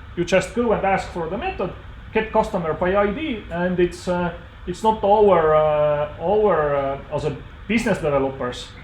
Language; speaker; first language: English; non-native, fluent; Estonian